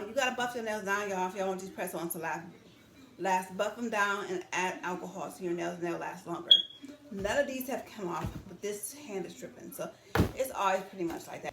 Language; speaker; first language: English; native; English